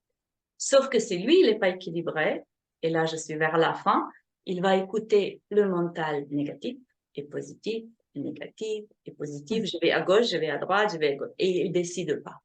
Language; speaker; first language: French; non-native, fluent; Slovenian